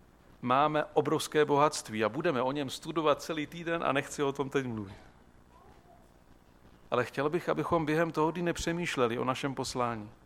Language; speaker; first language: Czech; native; Czech